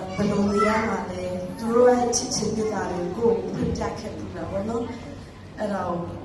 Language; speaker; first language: Burmese; non-native, local second language; Tedim Chin